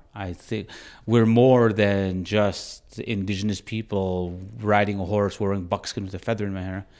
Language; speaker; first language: English; native; English